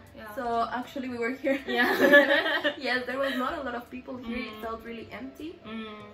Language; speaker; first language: English; non-native, fluent; Spanish